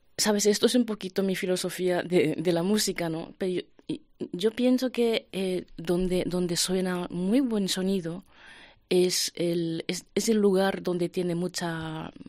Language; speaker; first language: Spanish; non-native, fluent; Japanese